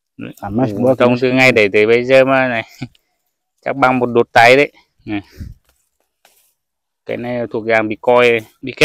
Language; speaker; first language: Portuguese; non-native, learner; Vietnamese